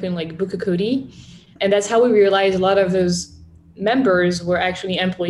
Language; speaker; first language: English; non-native, fluent; French